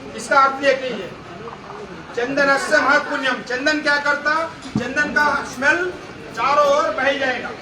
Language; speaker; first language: Hindi; non-native, local second language; Telugu